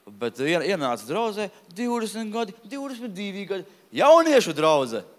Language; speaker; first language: Latvian; non-native, local second language; Russian